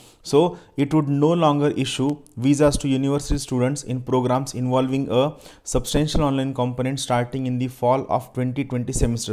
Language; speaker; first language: English; non-native, local second language; Marathi